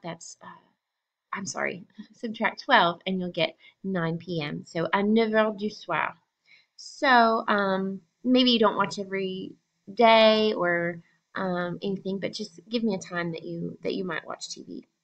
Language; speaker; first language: English; native; English